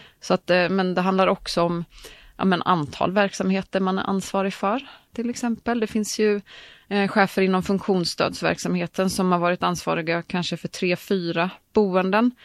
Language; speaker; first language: Swedish; native; Swedish